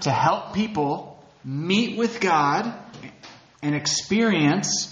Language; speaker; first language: English; native; English